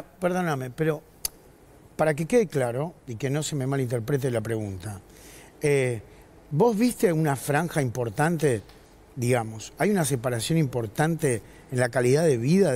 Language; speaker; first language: Spanish; native; Spanish